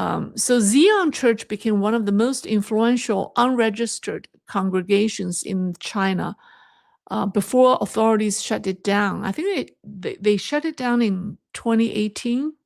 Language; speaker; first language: English; non-native, fluent; Chinese